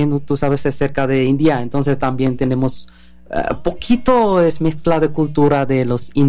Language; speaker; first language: Spanish; non-native, learner; Bangla